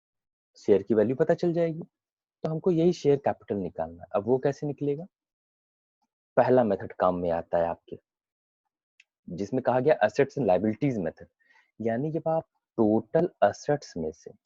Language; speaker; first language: Hindi; native; Hindi